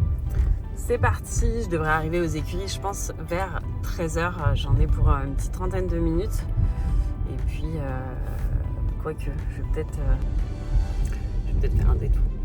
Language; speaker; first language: French; native; French